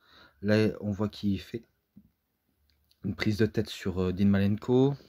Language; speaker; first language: French; native; French